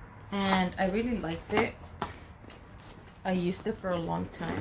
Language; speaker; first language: English; early bilingual, other home language; Spanish